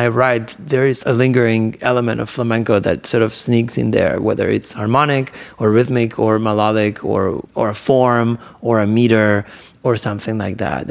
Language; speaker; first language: English; non-native, fluent; Spanish